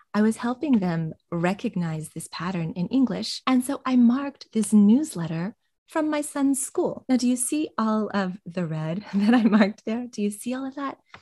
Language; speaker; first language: English; native; English